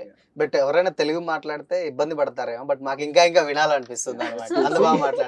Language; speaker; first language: Telugu; native; Telugu